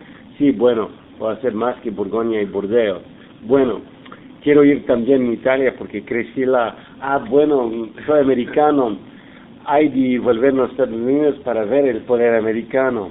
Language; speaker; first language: Spanish; non-native, fluent; English